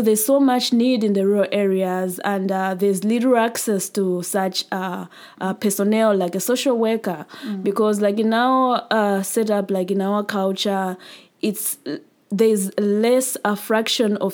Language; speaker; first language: English; non-native, local second language; Nyanja